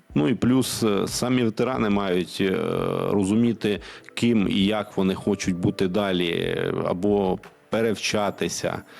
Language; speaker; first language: Ukrainian; non-native, local second language; Russian